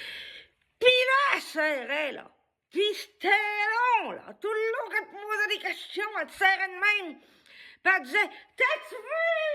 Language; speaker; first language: French; native; French